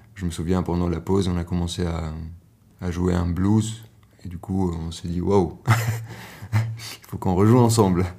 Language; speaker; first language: French; non-native, local second language; Arabic